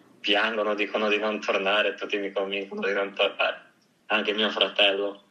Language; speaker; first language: Italian; early bilingual, other home language; Ukrainian